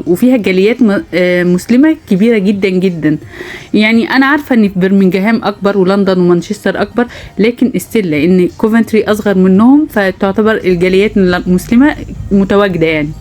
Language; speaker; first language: Arabic; native; Arabic